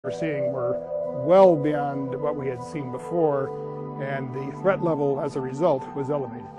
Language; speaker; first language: English; native; English